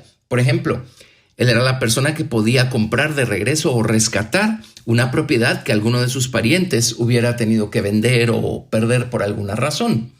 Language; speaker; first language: Spanish; native; Spanish